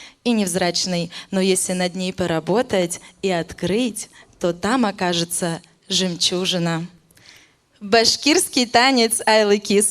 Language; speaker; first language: Russian; native; Russian